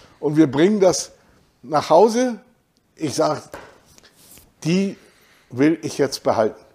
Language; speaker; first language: German; native; German